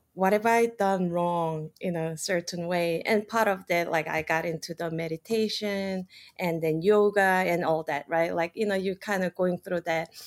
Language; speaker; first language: English; non-native, fluent; Korean